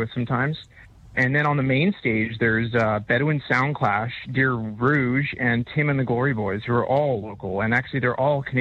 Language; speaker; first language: English; native; English